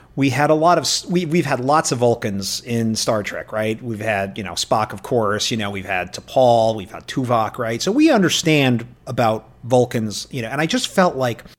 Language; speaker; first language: English; native; English